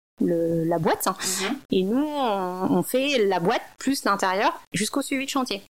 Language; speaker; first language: French; early bilingual, other home language; Min Nan Chinese